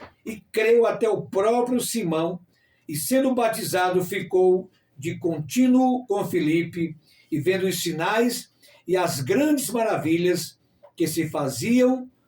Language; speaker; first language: Portuguese; native; Portuguese